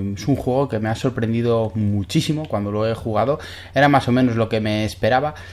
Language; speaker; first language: Spanish; native; Spanish